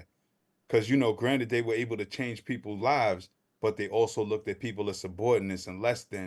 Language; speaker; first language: English; native; English